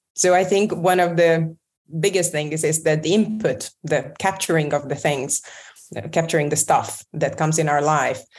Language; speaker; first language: English; non-native, fluent; Hungarian